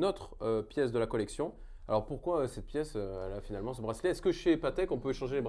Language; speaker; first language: French; native; French